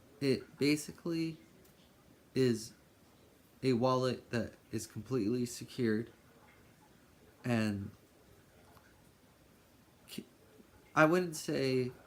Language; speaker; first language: English; native; English